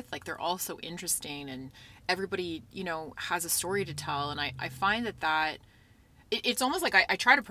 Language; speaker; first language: English; native; English